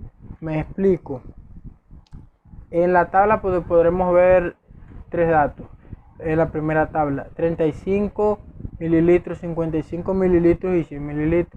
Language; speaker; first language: Spanish; native; Spanish